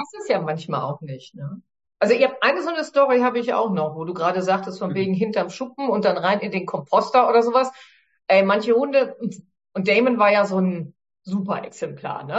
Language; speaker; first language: German; native; German